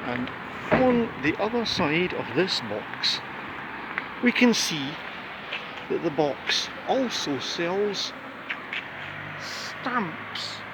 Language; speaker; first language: English; native; English